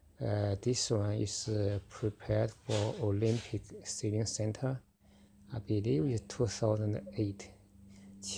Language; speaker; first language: English; non-native, fluent; Chinese